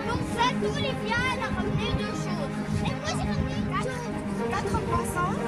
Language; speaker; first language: French; non-native, learner; Arabic